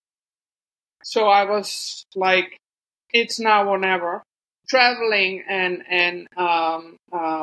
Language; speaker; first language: English; non-native, fluent; Dutch